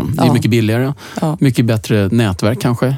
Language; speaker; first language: Swedish; native; Swedish